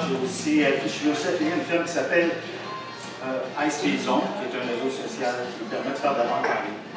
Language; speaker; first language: French; native; French